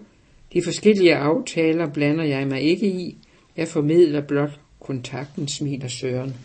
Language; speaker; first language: Danish; native; Danish